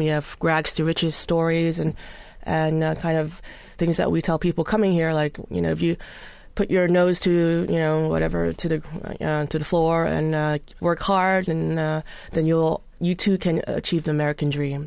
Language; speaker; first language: English; native; English